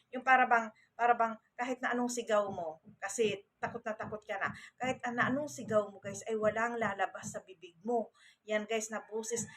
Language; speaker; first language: Filipino; native; Filipino